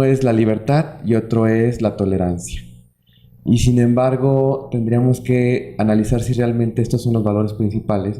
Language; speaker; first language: Spanish; native; Spanish